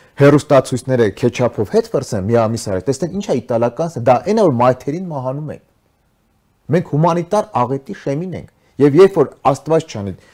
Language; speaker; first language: Armenian; native; Armenian